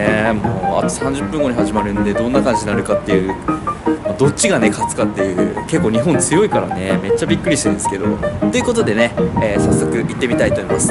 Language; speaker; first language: Japanese; native; Japanese